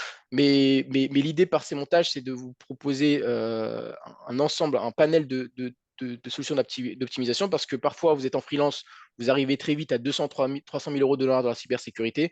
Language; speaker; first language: French; native; French